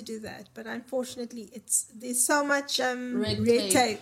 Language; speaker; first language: English; native; English